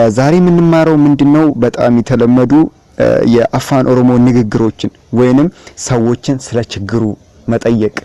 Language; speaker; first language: Amharic; non-native, local second language; Oromo